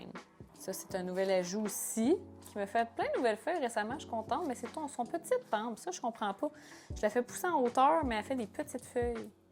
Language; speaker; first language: French; native; French